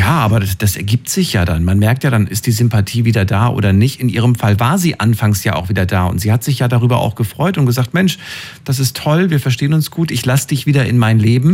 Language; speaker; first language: German; native; German